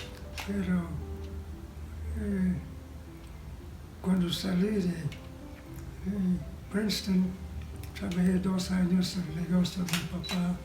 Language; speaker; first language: Spanish; non-native, fluent; English